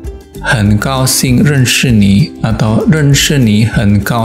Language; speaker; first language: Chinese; non-native, fluent; Indonesian